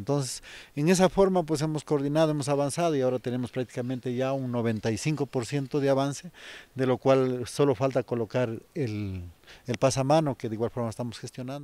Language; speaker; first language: Spanish; native; Spanish